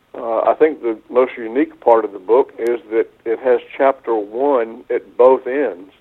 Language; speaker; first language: English; native; English